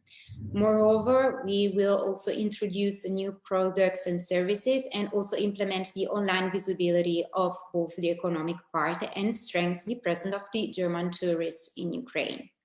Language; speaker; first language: English; non-native, fluent; Italian